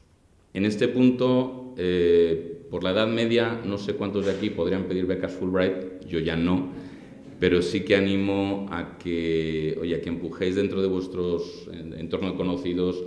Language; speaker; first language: Spanish; native; Spanish